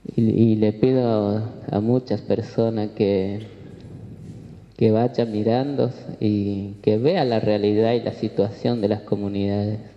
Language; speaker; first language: Spanish; non-native, local second language; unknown